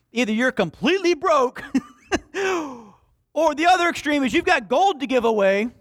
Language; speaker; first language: English; native; English